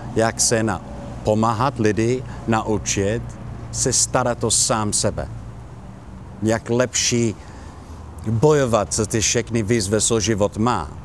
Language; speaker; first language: Czech; non-native, learner; Italian